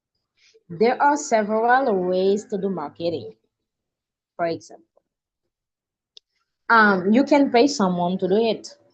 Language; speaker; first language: English; non-native, learner; French